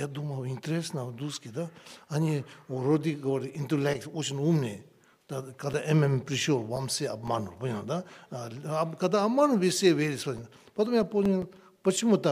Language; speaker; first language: Russian; non-native, learner; Tibetan